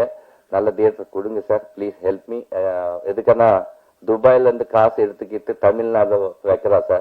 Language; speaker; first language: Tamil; non-native, learner; Telugu